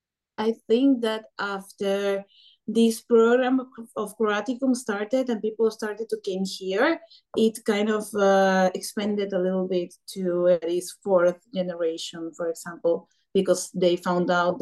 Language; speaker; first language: English; non-native, fluent; Spanish